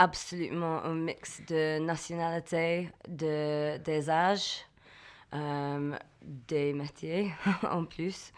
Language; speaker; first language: French; non-native, learner; English